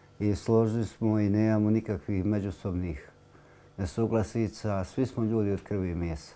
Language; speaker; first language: Serbian; native; Serbian